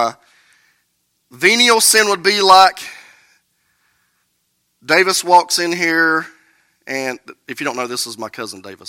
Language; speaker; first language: English; native; English